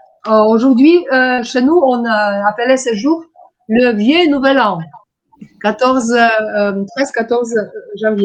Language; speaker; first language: French; non-native, learner; Ukrainian